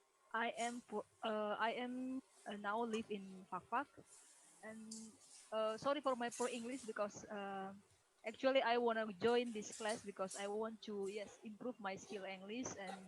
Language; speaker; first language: English; non-native, learner; Indonesian